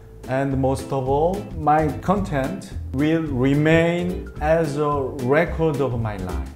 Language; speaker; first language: English; non-native, learner; Korean